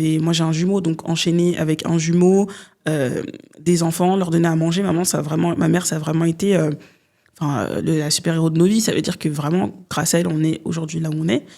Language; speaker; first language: French; early bilingual, other home language; Lingala